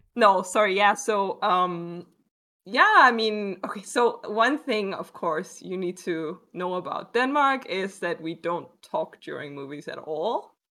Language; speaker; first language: English; non-native, fluent; Danish